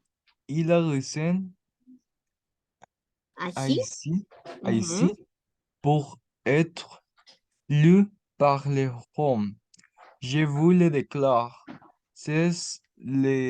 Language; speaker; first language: French; non-native, learner; Spanish